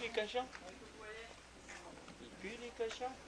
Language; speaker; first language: French; native; French